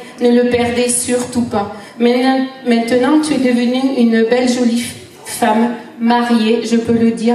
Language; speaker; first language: French; native; French